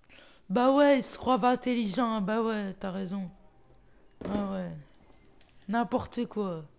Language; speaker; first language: French; native; French